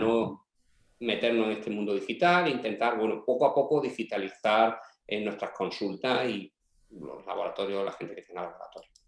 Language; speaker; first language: Spanish; native; Spanish